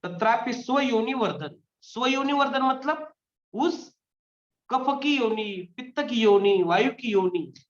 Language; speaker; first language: Hindi; non-native, local second language; Marathi